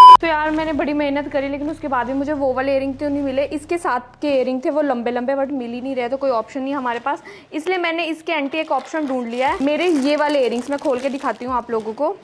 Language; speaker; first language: Hindi; native; Hindi